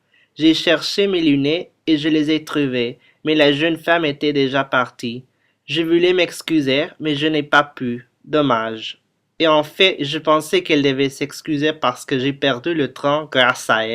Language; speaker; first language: French; non-native, learner; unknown